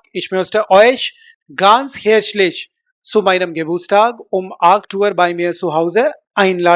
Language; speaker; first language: German; non-native, fluent; Hindi